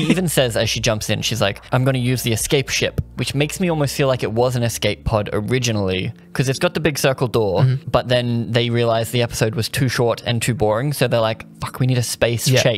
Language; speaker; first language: English; native; English